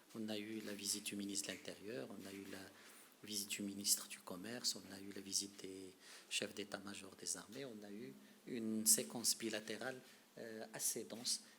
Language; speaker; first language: French; non-native, local second language; Arabic